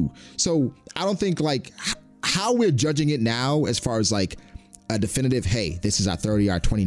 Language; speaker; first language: English; native; English